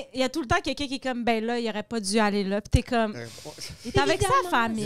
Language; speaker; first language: French; native; French